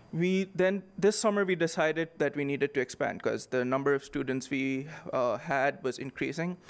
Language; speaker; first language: English; non-native, local second language; Urdu